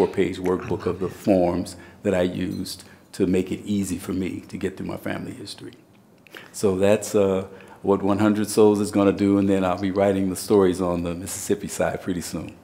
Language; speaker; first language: English; native; English